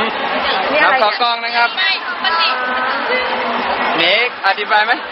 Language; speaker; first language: Thai; non-native, fluent; English